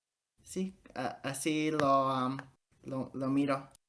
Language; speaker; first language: Spanish; early bilingual, heritage; Spanish